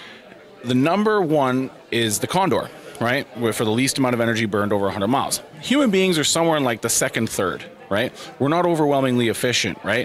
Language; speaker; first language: English; native; English